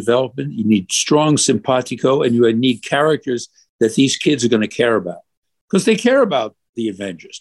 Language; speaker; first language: English; native; English